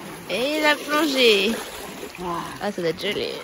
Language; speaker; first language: French; native; French